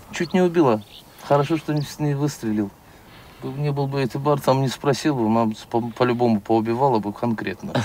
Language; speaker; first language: Russian; non-native, local second language; Azerbaijani